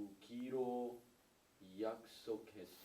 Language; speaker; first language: Korean; non-native, learner; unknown